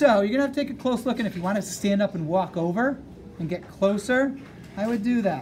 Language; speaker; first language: English; native; English